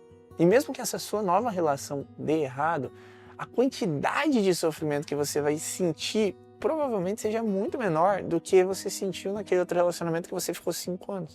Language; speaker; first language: Portuguese; native; Portuguese